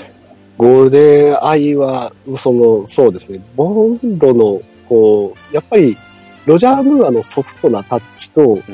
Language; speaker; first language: Japanese; native; Japanese